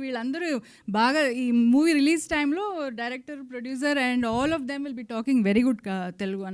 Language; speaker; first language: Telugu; non-native, local second language; Kannada